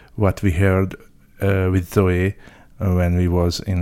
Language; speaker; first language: English; non-native, learner; Hungarian